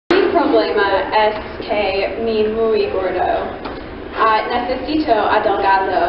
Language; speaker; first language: Spanish; non-native, learner; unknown